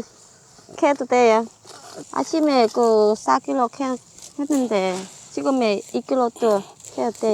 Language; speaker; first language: Korean; non-native, learner; Vietnamese